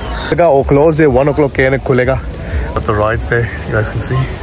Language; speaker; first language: English; early bilingual, other home language; Hindi